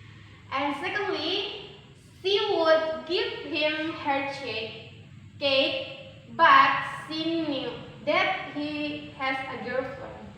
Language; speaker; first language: English; non-native, learner; Indonesian